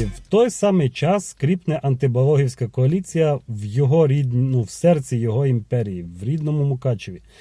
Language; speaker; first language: Ukrainian; native; Ukrainian